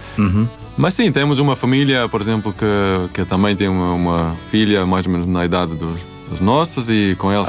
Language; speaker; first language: Portuguese; non-native, fluent; Swedish